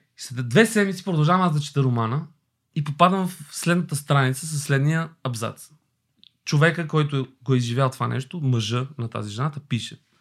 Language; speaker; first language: Bulgarian; early bilingual, other home language; Albanian